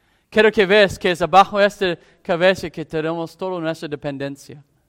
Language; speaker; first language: Spanish; non-native, fluent; English